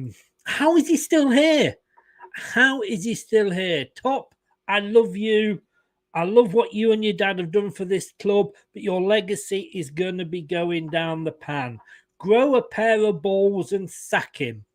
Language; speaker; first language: English; native; English